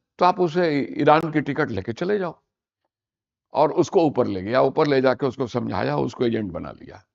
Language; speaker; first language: Hindi; native; Hindi